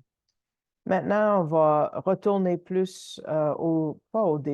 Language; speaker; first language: French; native; French